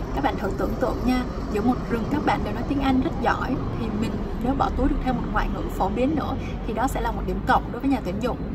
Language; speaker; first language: Vietnamese; native; Vietnamese